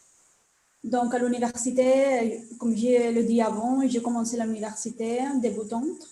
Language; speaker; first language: French; non-native, learner; Spanish